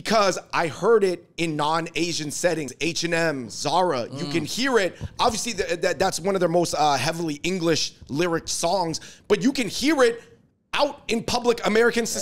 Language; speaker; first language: English; native; English